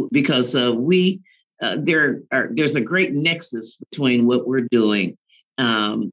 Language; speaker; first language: English; native; English